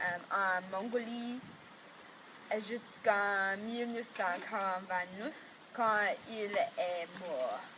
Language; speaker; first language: French; non-native, learner; English